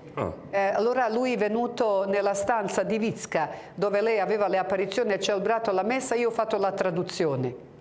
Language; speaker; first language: Italian; non-native, fluent; Croatian